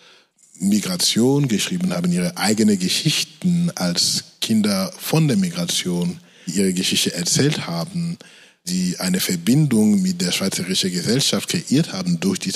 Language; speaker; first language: German; non-native, fluent; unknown